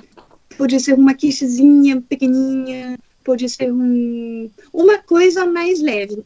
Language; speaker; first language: Portuguese; non-native, fluent; French